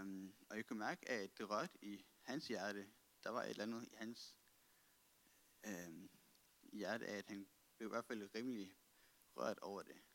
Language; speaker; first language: Danish; native; Danish